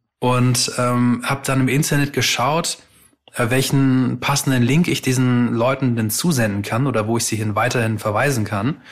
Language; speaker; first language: German; early bilingual, other home language; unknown